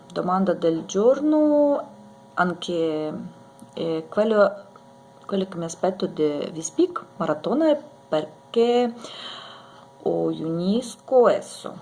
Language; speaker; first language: Italian; non-native, learner; Ukrainian